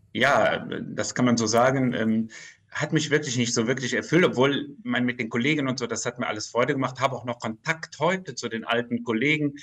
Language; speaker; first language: German; native; German